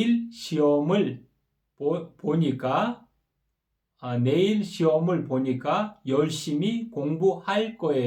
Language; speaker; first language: Korean; non-native, fluent; Kyrgyz